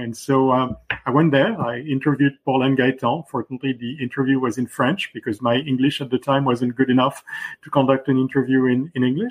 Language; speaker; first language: English; non-native, fluent; French